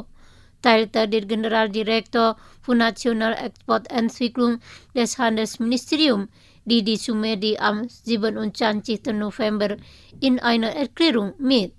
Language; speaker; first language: German; non-native, fluent; Indonesian